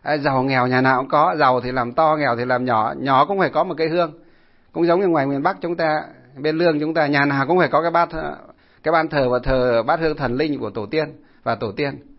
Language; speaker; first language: Vietnamese; non-native, local second language; Muong